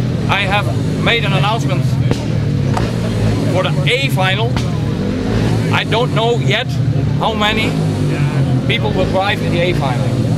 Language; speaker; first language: English; non-native, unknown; Dutch